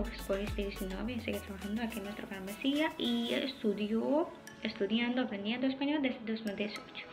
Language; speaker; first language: Spanish; non-native, learner; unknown